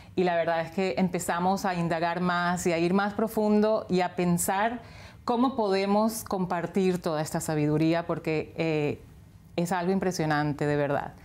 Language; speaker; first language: Spanish; native; Spanish